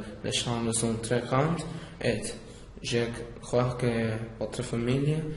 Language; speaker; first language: French; non-native, learner; English